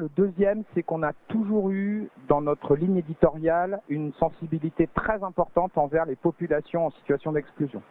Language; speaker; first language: French; native; French